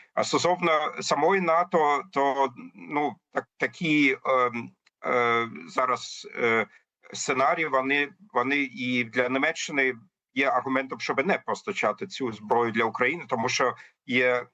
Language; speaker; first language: Ukrainian; non-native, fluent; German